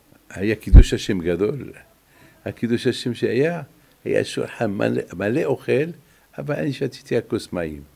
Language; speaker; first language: Hebrew; non-native, fluent; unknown